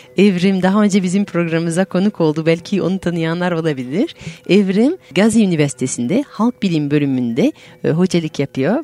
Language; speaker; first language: Turkish; non-native, fluent; French